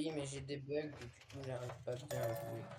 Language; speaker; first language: French; native; French